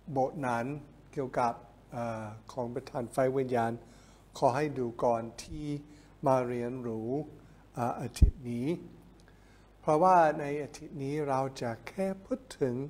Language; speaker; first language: Thai; non-native, fluent; English